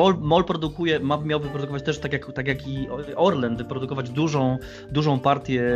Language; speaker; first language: Polish; native; Polish